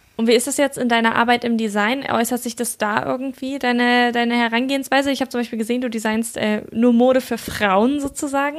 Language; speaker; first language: German; native; German